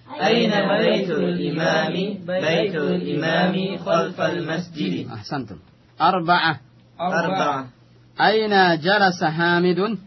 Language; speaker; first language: Arabic; non-native, fluent; Indonesian